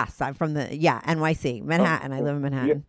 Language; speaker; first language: English; native; English